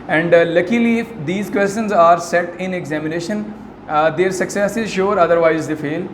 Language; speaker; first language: English; non-native, local second language; Urdu